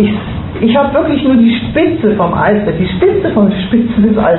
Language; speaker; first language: German; native; German